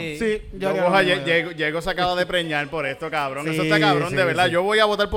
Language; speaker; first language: Spanish; native; Spanish